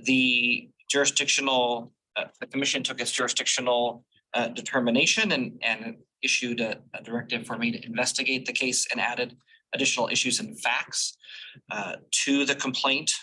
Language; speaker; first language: English; native; English